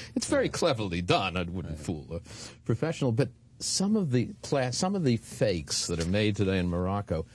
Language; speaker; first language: English; native; English